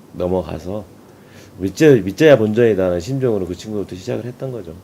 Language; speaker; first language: Korean; native; Korean